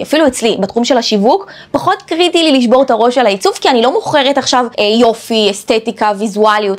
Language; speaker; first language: Hebrew; native; Hebrew